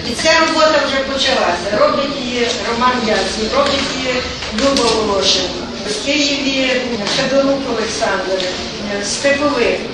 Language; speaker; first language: Ukrainian; native; Ukrainian